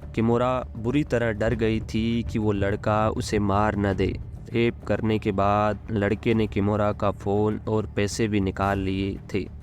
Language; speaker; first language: Hindi; native; Hindi